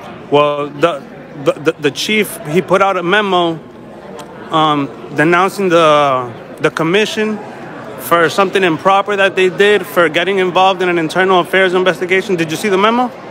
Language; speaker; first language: English; early bilingual, other home language; Spanish